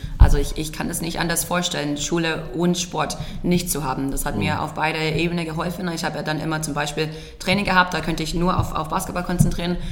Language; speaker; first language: German; non-native, fluent; English